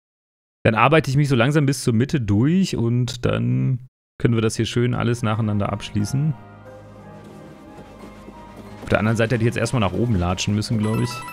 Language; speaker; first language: German; native; German